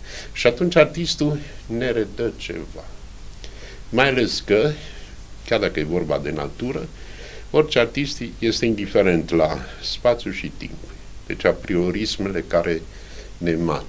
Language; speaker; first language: Romanian; native; Romanian